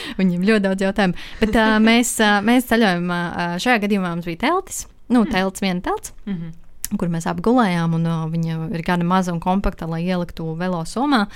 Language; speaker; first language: Latvian; native; Latvian